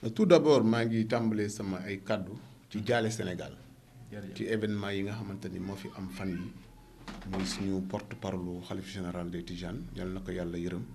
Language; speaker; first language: Wolof; native; Wolof